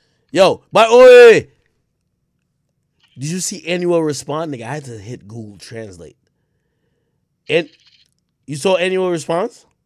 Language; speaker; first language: English; native; English